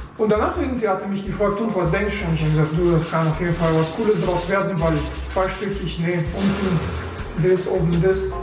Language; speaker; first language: German; non-native, fluent; Russian